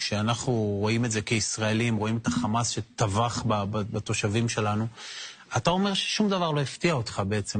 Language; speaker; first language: Hebrew; native; Hebrew